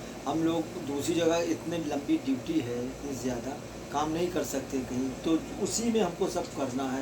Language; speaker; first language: Hindi; native; Hindi